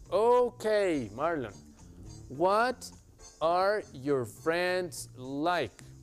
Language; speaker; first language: English; non-native, fluent; Spanish